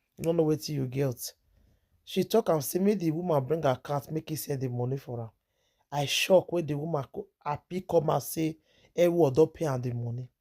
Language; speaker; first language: Nigerian Pidgin; native; Nigerian Pidgin